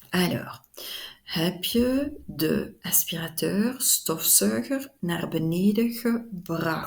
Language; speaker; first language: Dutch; non-native, local second language; French